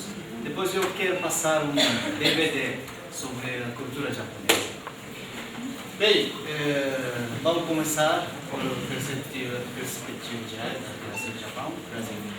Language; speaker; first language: Portuguese; non-native, fluent; Japanese